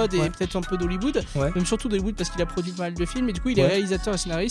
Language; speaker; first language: French; native; French